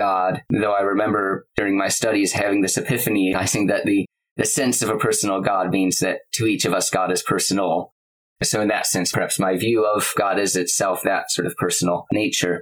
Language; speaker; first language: English; native; English